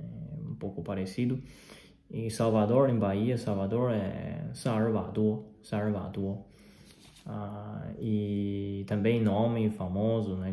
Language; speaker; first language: Portuguese; non-native, fluent; Chinese